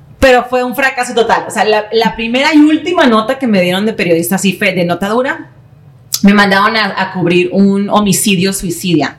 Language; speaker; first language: Spanish; native; Spanish